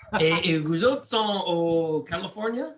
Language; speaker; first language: French; non-native, learner; English